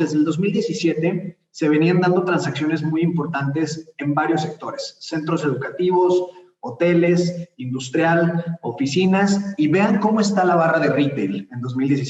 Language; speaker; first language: Spanish; native; Spanish